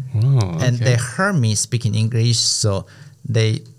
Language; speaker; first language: English; non-native, fluent; Chinese